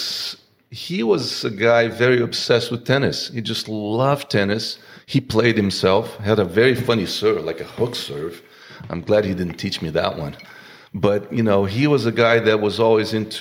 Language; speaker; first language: English; non-native, fluent; Portuguese